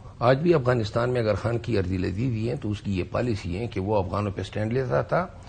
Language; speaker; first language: Urdu; non-native, local second language; Pashto